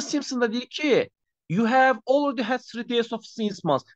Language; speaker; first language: English; non-native, fluent; Azerbaijani